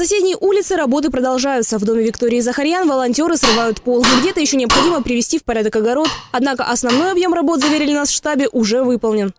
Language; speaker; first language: Russian; native; Russian